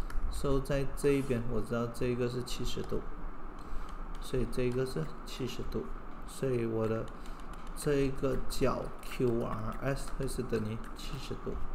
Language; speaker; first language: Chinese; native; Chinese